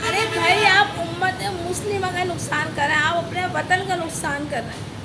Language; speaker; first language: Urdu; native; Urdu